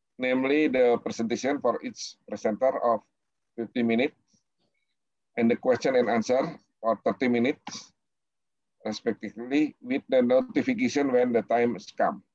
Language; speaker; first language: English; non-native, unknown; Indonesian